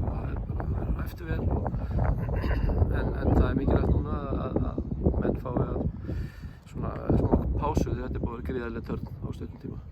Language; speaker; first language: Icelandic; native; Icelandic